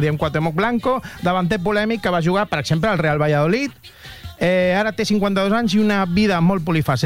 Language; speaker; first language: Catalan; native; Catalan